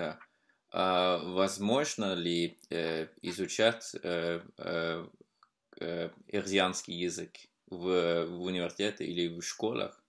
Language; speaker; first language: Russian; non-native, fluent; Norwegian